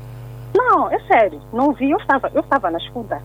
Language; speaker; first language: Portuguese; non-native, local second language; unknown